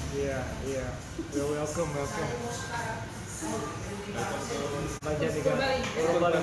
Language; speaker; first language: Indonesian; non-native, learner; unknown